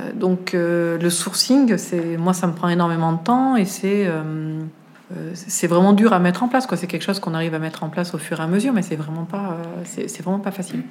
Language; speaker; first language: French; native; French